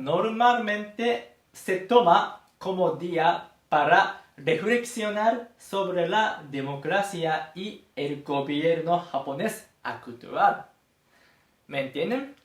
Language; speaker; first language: Spanish; non-native, fluent; Japanese